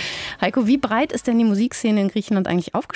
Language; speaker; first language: German; native; German